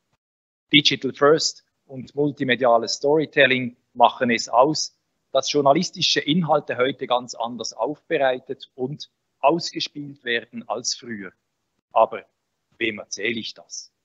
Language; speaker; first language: German; native; German